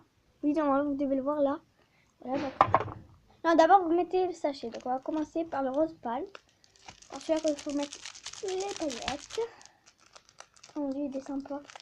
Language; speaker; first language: French; native; French